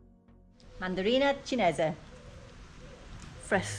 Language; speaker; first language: Italian; non-native, learner; English